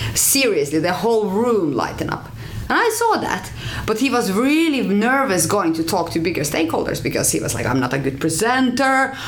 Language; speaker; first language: English; non-native, fluent; Finnish